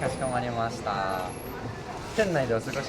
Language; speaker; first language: Japanese; native; Japanese